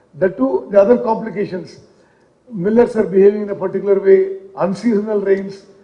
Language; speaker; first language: English; non-native, local second language; Telugu